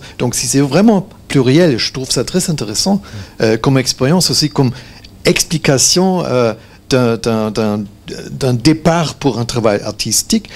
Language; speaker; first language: French; non-native, fluent; German